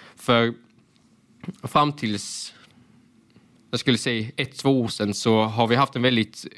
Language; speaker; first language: Swedish; native; Swedish